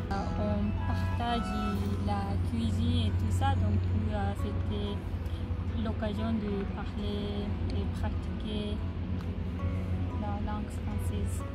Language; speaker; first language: French; non-native, learner; Japanese